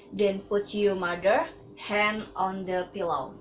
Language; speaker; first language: English; non-native, learner; Indonesian